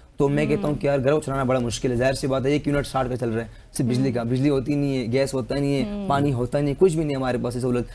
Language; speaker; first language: Urdu; non-native, local second language; Pashto